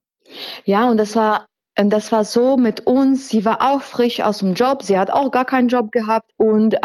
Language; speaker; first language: German; non-native, fluent; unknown